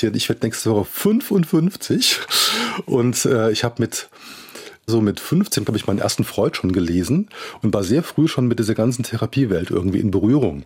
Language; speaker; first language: German; native; German